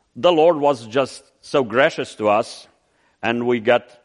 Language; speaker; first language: English; non-native, fluent; Romanian